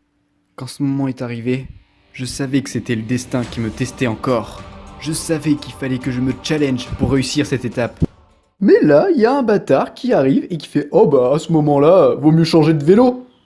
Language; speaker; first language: French; native; French